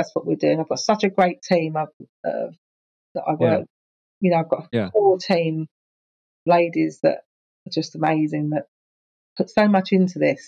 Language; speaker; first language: English; native; English